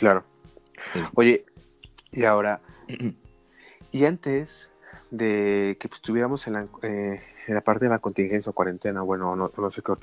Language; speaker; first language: Spanish; native; Spanish